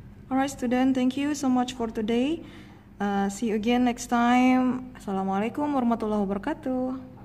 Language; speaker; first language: English; non-native, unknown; Indonesian